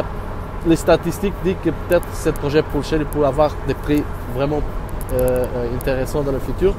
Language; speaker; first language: French; non-native, learner; Portuguese